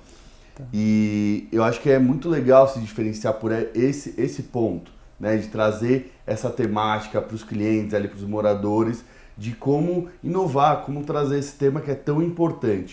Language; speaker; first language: Portuguese; native; Portuguese